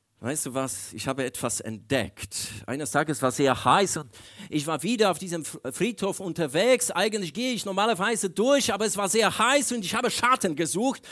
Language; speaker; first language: German; non-native, fluent; Polish